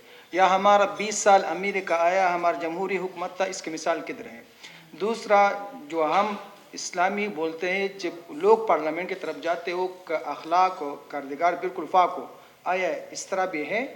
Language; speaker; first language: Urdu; non-native, learner; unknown